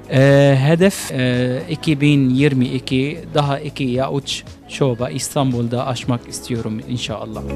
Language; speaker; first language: Turkish; non-native, learner; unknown